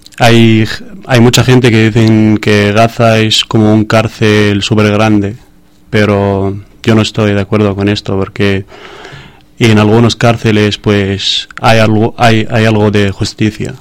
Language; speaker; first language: Spanish; non-native, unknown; Arabic